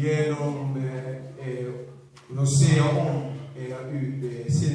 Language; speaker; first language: Swedish; non-native, fluent; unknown